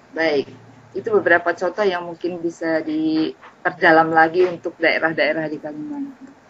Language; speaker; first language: Indonesian; native; Indonesian